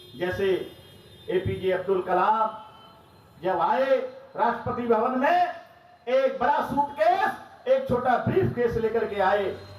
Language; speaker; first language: Hindi; native; Hindi